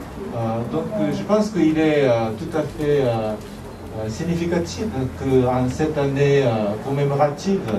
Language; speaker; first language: French; non-native, fluent; Japanese